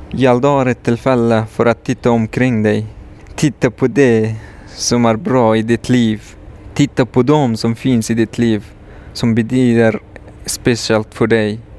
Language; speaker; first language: Swedish; non-native, learner; Persian